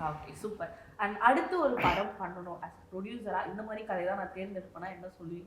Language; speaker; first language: Tamil; native; Tamil